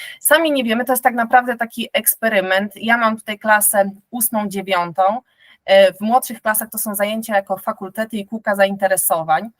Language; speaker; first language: Polish; native; Polish